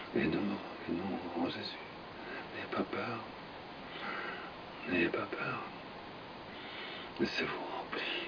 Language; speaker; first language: French; native; French